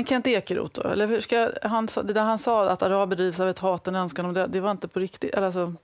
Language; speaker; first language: Swedish; native; Swedish